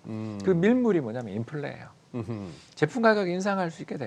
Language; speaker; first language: Korean; native; Korean